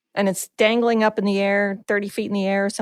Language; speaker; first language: English; native; English